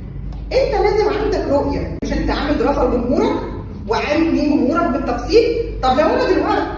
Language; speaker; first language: Arabic; native; Arabic